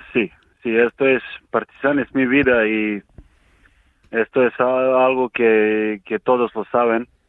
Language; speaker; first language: Spanish; non-native, learner; Serbian